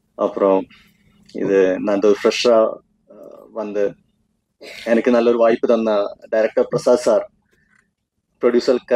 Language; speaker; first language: Tamil; non-native, fluent; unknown